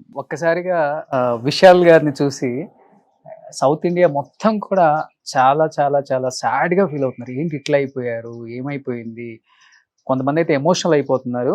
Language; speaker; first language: Telugu; native; Telugu